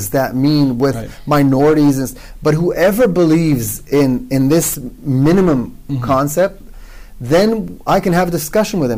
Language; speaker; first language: English; non-native, fluent; Hebrew